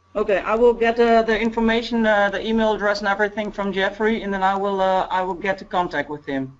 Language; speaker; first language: English; non-native, fluent; Dutch